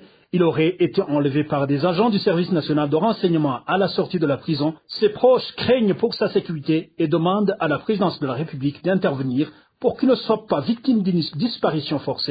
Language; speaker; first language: French; non-native, local second language; Rundi